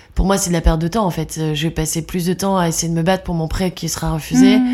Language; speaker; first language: French; native; French